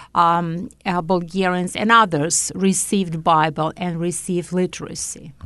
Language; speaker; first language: English; non-native, fluent; Latvian